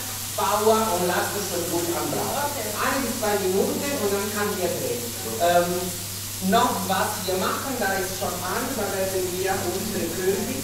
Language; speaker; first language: German; non-native, fluent; Italian